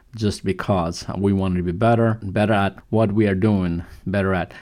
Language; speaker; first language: English; non-native, local second language; Nepali